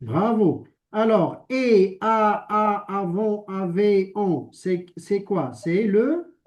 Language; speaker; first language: French; non-native, local second language; Arabic